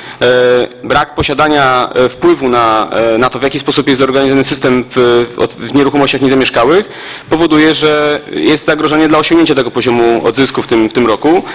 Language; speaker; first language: Polish; native; Polish